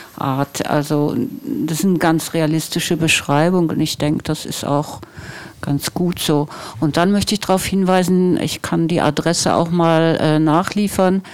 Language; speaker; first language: German; non-native, fluent; Italian